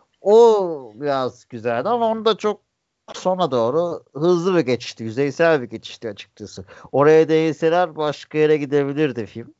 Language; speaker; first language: Turkish; native; Turkish